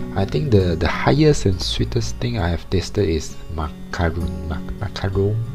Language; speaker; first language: English; non-native, local second language; Chinese